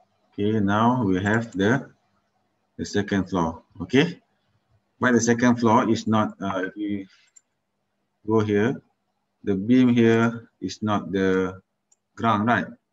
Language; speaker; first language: English; non-native, local second language; Malay